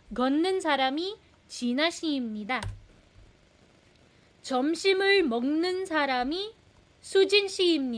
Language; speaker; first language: Korean; non-native, fluent; Filipino